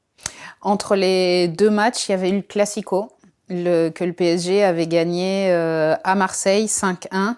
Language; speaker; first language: French; native; French